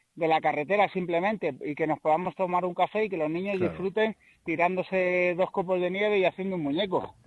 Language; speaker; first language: Spanish; native; Spanish